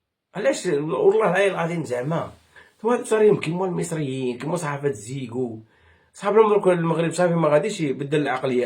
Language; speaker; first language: Arabic; native; Arabic